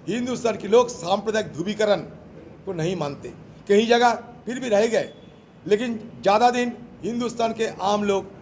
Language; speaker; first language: Hindi; non-native, local second language; Bangla